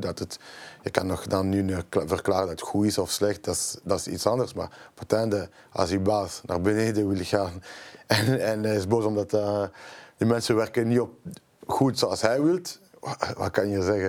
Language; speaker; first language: Dutch; non-native, local second language; French